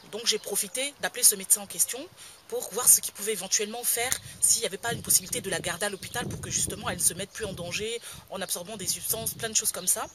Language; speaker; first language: French; native; French